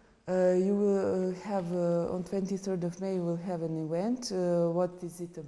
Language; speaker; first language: English; non-native, fluent; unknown